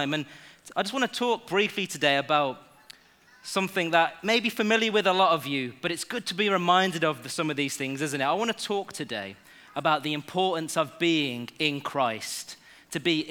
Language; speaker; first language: English; native; English